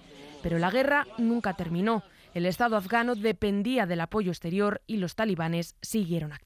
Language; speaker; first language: Spanish; native; Spanish